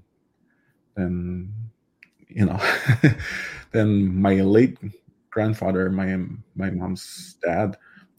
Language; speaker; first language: English; non-native, fluent; Cree